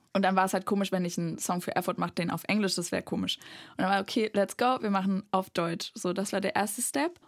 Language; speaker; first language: German; native; German